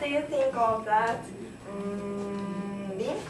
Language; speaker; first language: English; non-native, learner; Japanese